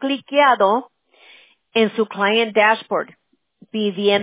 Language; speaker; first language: Spanish; early bilingual, heritage; Spanish